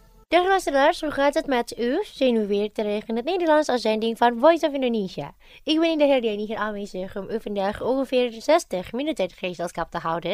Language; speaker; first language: Dutch; non-native, fluent; Indonesian